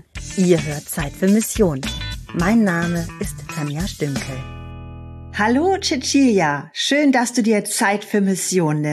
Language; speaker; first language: German; native; German